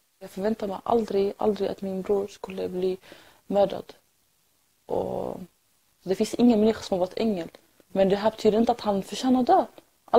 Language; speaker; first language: Swedish; early bilingual, other home language; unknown